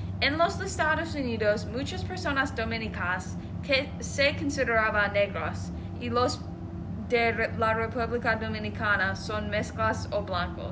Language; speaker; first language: Spanish; non-native, learner; English